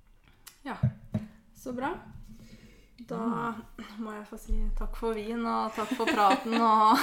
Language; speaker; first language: Norwegian; native; Norwegian